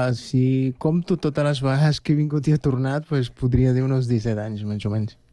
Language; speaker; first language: Catalan; non-native, fluent; Spanish